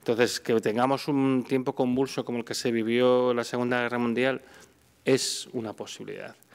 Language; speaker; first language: Spanish; native; Spanish